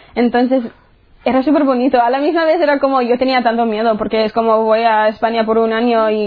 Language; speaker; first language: Spanish; early bilingual, heritage; English